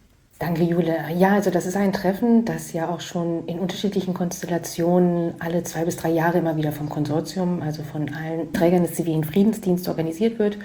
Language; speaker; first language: German; native; German